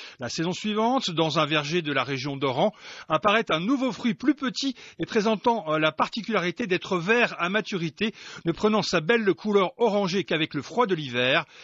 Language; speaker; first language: French; native; French